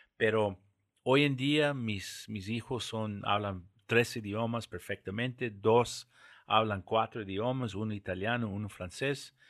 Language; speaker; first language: Spanish; non-native, fluent; English